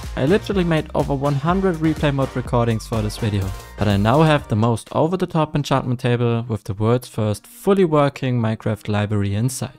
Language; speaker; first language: English; non-native, fluent; German